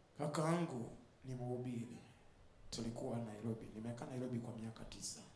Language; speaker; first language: Swahili; non-native, fluent; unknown